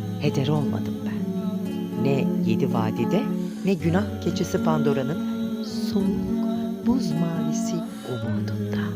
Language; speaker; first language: Turkish; native; Turkish